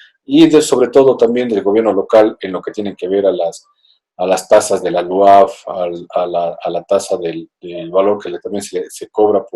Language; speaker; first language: Spanish; native; Spanish